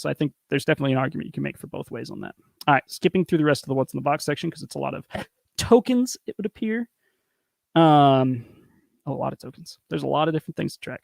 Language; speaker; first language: English; native; English